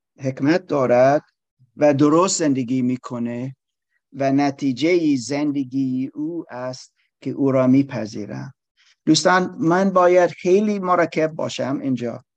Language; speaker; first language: Persian; non-native, learner; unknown